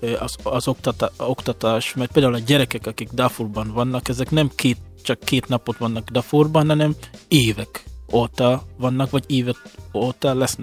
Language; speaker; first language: Hungarian; non-native, fluent; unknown